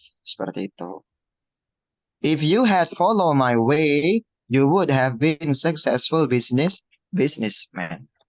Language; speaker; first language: English; non-native, fluent; Indonesian